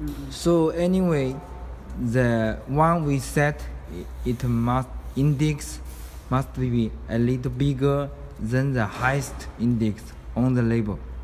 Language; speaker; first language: English; non-native, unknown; Chinese